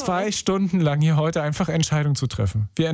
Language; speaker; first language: German; native; German